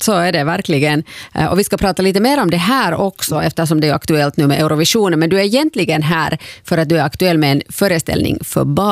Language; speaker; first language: Swedish; native; Swedish